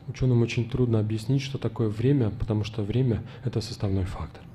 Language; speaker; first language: Russian; native; Russian